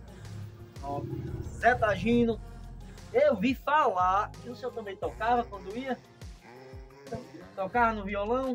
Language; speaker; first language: Portuguese; native; Portuguese